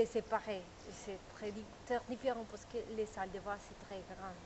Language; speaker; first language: French; non-native, learner; Spanish